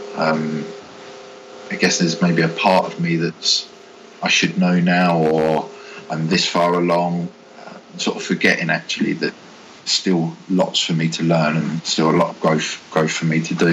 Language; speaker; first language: English; native; English